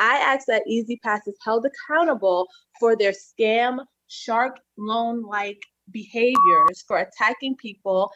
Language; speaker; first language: English; native; English